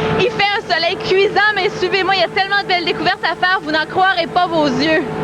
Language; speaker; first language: French; native; French